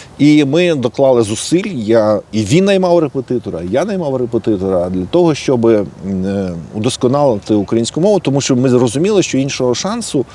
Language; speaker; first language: Ukrainian; native; Ukrainian